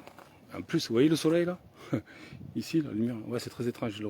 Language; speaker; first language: French; native; French